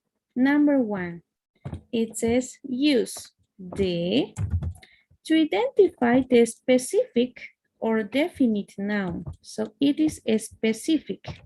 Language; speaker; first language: English; non-native, fluent; Spanish